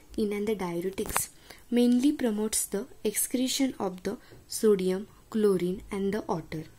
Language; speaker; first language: English; non-native, local second language; Marathi